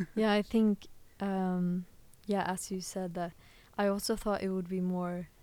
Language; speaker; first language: English; early bilingual, other home language; Swedish